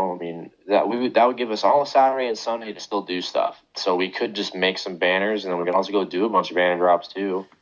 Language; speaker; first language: English; native; English